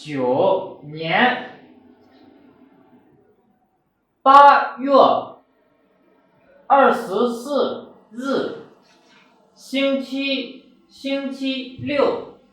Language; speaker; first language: Chinese; non-native, fluent; Urdu